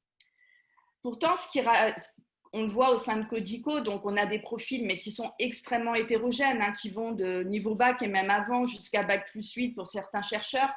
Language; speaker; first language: French; native; French